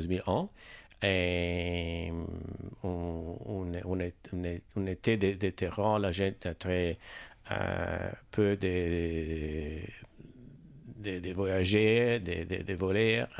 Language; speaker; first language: French; non-native, learner; Italian